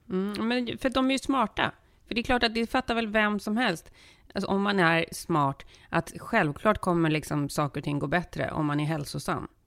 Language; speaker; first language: Swedish; early bilingual, heritage; Swedish